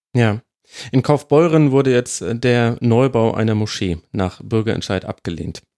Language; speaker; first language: German; native; German